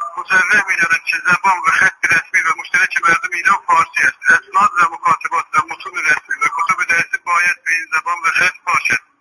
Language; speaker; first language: Persian; non-native, local second language; Azerbaijani